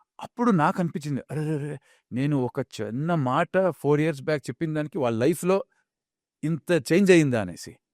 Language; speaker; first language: Telugu; non-native, local second language; Kannada